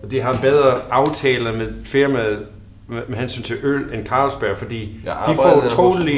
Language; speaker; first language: Danish; non-native, learner; English